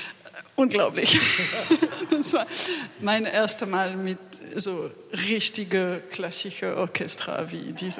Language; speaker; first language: German; non-native, fluent; French